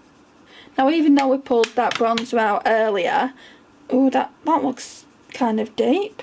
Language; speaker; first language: English; native; English